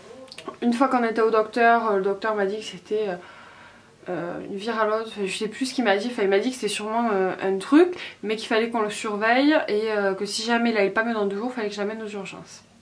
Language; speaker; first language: French; native; French